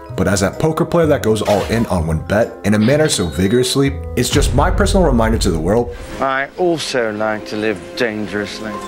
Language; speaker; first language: English; native; English